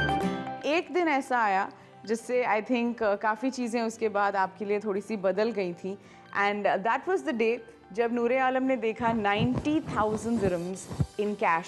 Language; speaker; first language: Hindi; native; Hindi